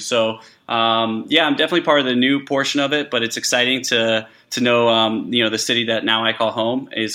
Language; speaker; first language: English; native; English